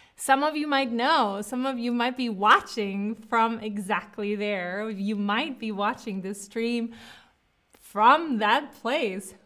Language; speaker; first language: English; non-native, fluent; German